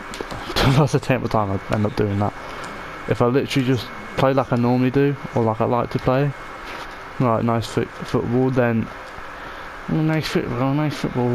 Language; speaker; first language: English; native; English